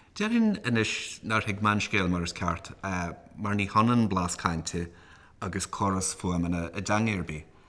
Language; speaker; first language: Irish; native; Irish